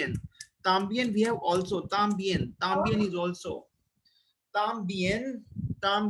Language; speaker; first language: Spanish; non-native, learner; Hindi